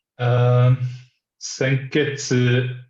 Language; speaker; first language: Japanese; non-native, learner; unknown